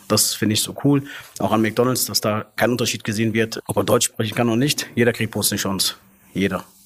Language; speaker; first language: German; early bilingual, other home language; Arabic